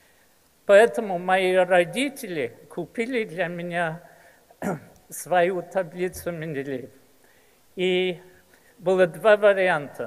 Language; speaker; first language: Russian; early bilingual, heritage; English